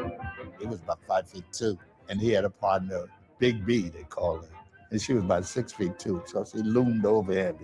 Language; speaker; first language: English; native; English